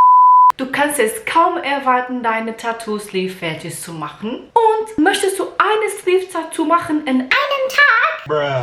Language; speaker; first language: German; non-native, learner; Portuguese